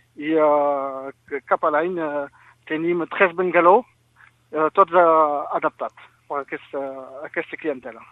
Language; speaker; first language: Catalan; non-native, local second language; French